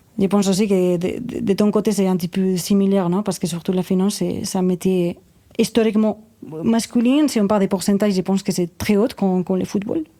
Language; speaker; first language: French; non-native, fluent; Spanish